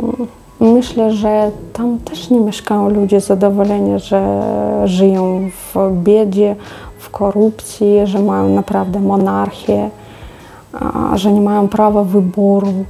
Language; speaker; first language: Polish; non-native, fluent; Russian